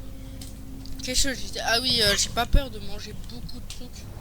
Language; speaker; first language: French; native; French